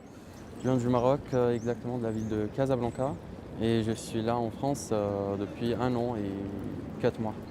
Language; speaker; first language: French; non-native, local second language; Arabic